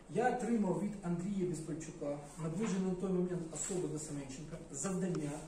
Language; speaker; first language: Ukrainian; non-native, local second language; Russian